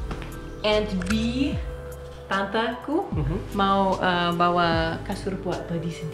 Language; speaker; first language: Indonesian; non-native, learner; English